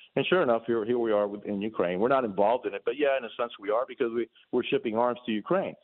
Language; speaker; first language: English; early bilingual, other home language; Spanish